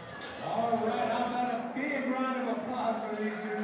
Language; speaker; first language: English; native; English